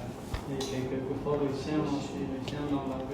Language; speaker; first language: French; non-native, learner; Khmer